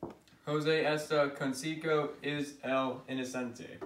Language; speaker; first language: Spanish; non-native, learner; English